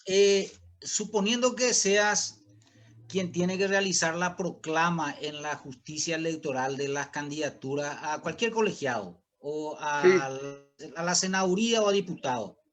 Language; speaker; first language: Spanish; native; Spanish